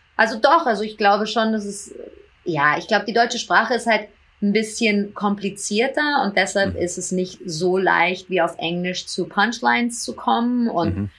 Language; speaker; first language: German; early bilingual, heritage; German